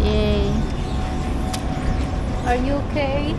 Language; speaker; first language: English; non-native, local second language; Filipino